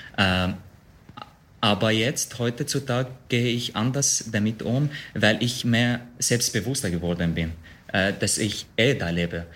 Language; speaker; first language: German; non-native, fluent; Arabic